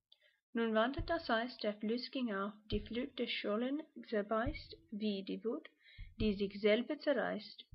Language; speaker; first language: German; non-native, learner; English